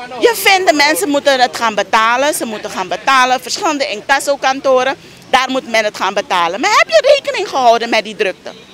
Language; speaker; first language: Dutch; native; Dutch